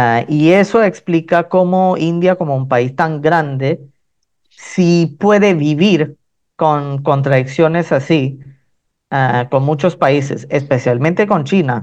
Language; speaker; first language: Spanish; non-native, fluent; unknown